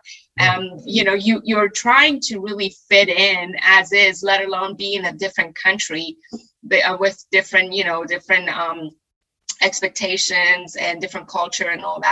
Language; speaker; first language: English; non-native, fluent; Persian